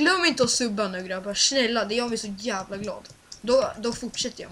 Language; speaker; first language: Swedish; native; Swedish